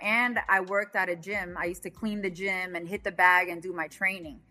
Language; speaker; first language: English; early bilingual, other home language; Spanish